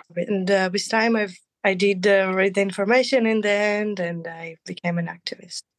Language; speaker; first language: English; non-native, fluent; Russian